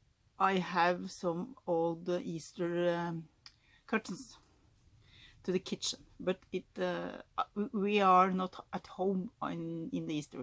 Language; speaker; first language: English; non-native, learner; Norwegian